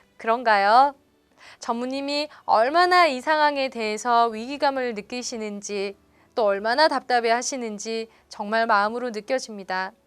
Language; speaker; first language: Korean; native; Korean